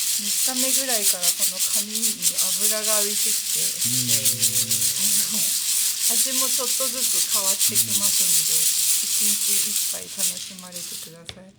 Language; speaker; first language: Japanese; native; Japanese